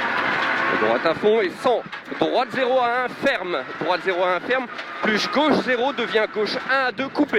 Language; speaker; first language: French; native; French